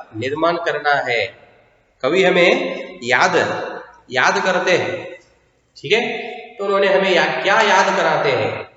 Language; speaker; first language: Hindi; non-native, local second language; Kannada